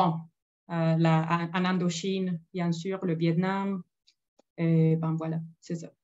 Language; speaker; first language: French; non-native, fluent; Spanish